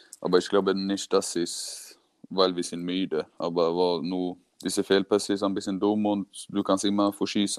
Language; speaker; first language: German; non-native, learner; Swedish